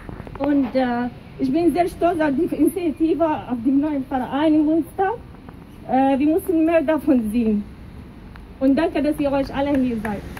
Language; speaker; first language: German; non-native, fluent; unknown